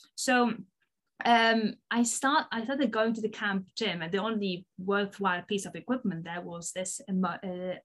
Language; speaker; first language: English; non-native, fluent; Polish